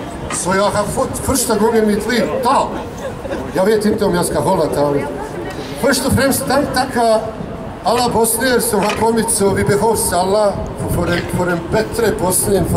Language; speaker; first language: Swedish; non-native, fluent; Bosnian